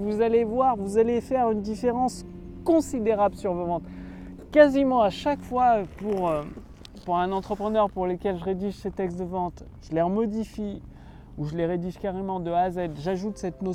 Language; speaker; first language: French; native; French